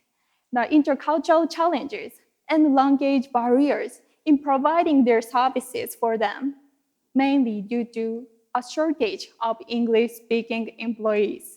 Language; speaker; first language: English; non-native, fluent; Japanese